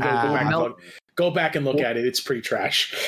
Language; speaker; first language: English; native; English